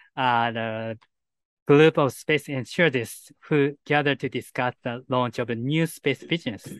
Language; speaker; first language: English; non-native, fluent; Japanese